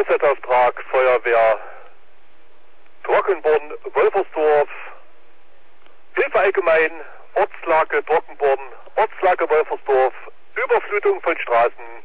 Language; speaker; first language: German; native; German